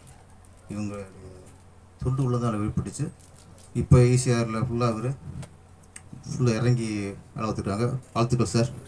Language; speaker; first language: Tamil; native; Tamil